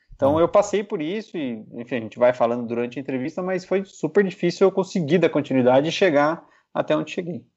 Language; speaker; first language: Portuguese; native; Portuguese